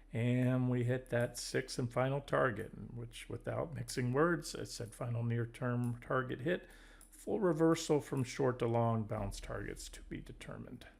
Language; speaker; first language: English; native; English